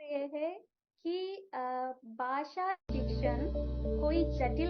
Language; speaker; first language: Hindi; non-native, fluent; Sinhala